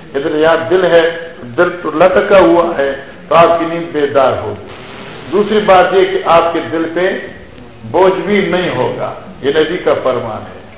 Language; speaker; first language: Urdu; non-native, local second language; Pashto